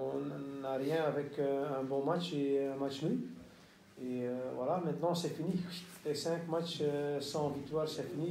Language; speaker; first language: French; non-native, local second language; Dutch